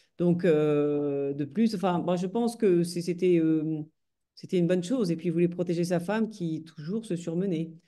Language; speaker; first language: French; native; French